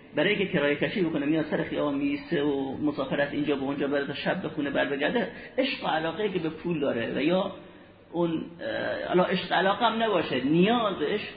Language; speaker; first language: Persian; native; Persian